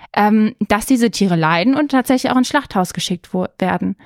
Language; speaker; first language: German; native; German